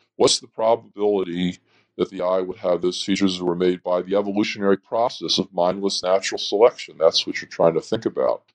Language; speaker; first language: English; native; English